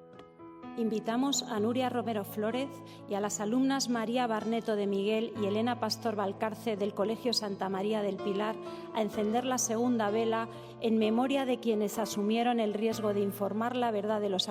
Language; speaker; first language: Spanish; native; Spanish